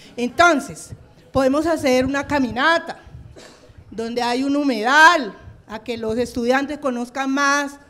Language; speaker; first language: Spanish; native; Spanish